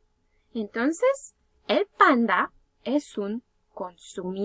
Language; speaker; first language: Spanish; early bilingual, heritage; Spanish